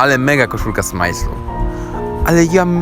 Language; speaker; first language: Polish; native; Polish